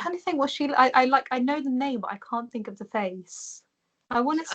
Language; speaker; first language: English; native; English